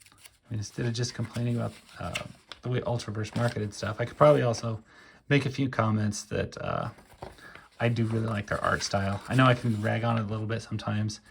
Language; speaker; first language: English; native; English